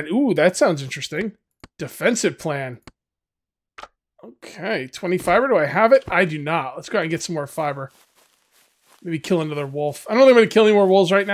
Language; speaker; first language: English; native; English